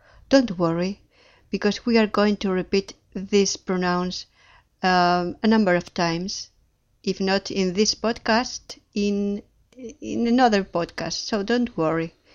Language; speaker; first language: English; non-native, fluent; Spanish